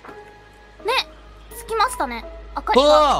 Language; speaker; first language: Japanese; native; Japanese